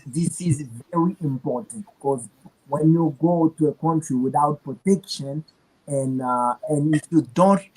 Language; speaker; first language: English; non-native, learner; Haitian Creole